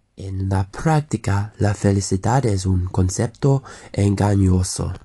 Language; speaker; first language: Spanish; non-native, learner; English